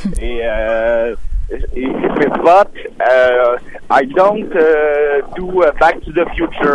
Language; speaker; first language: English; non-native, learner; French